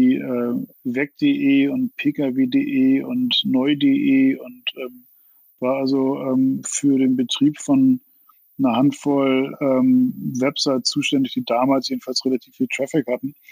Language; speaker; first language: German; native; German